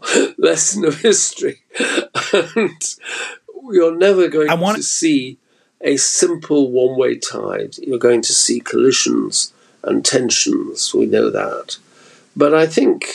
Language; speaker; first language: English; native; English